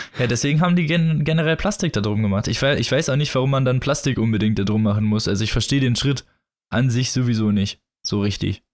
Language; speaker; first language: German; native; German